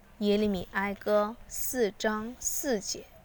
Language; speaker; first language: Chinese; non-native, learner; Korean